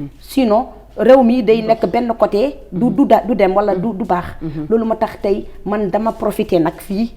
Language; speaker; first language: Wolof; non-native, local second language; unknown